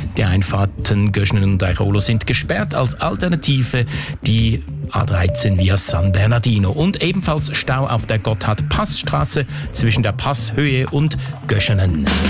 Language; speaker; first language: German; native; German